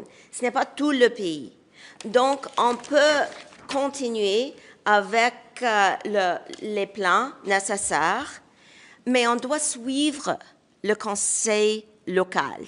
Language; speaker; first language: French; non-native, fluent; English